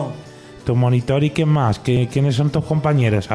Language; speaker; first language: Spanish; native; Spanish